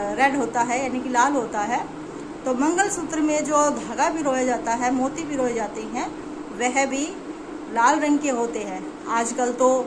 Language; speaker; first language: Hindi; native; Hindi